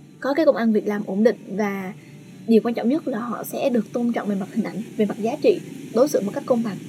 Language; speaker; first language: Vietnamese; native; Vietnamese